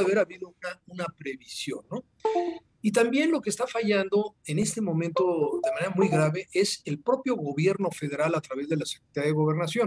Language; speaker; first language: Spanish; native; Spanish